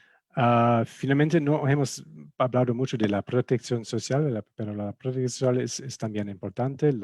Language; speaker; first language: Spanish; non-native, fluent; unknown